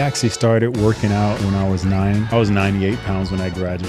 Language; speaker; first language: English; native; English